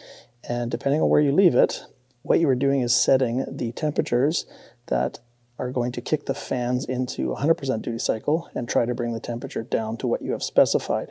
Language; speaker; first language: English; native; English